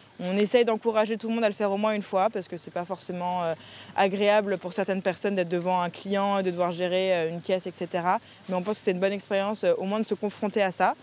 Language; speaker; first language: French; native; French